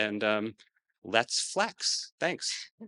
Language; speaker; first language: English; native; English